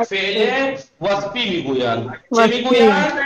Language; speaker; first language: Persian; non-native, fluent; Urdu